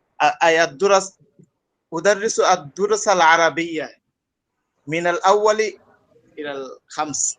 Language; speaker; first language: Arabic; non-native, learner; Bangla